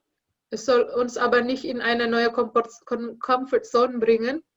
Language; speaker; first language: German; non-native, learner; Indonesian